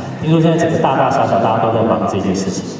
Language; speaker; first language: Chinese; native; Chinese